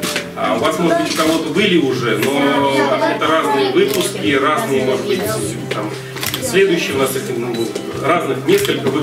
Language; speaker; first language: Russian; native; Russian